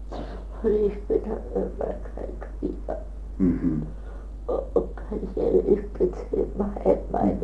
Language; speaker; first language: German; non-native, learner; Japanese